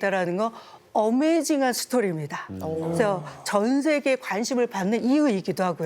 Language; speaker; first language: Korean; native; Korean